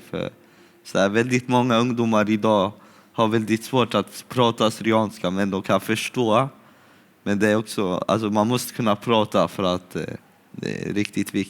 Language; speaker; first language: Swedish; early bilingual, other home language; Syriac